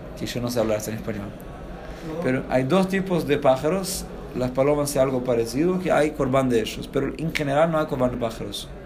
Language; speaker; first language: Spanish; non-native, fluent; Portuguese